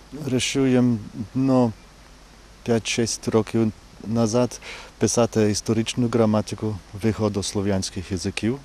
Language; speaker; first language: Ukrainian; non-native, fluent; English